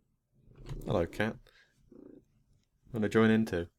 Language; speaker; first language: English; native; English